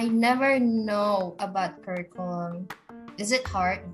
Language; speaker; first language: English; non-native, fluent; Indonesian